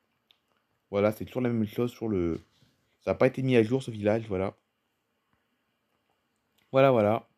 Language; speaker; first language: French; native; French